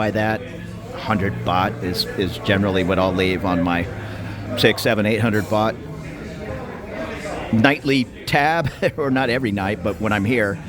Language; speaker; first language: English; native; English